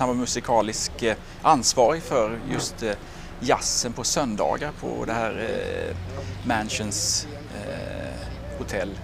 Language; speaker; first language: Swedish; native; Swedish